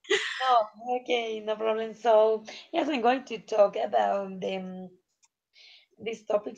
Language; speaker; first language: English; non-native, learner; Spanish